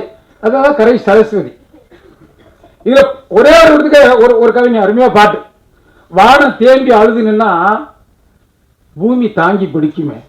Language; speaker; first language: Tamil; native; Tamil